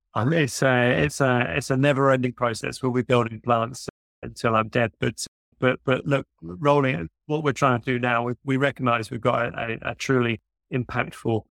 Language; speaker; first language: English; native; English